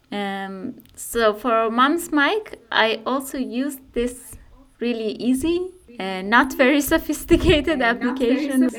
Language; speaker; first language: English; non-native, fluent; Persian